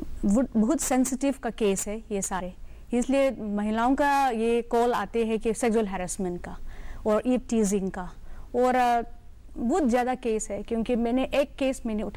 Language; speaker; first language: Hindi; non-native, local second language; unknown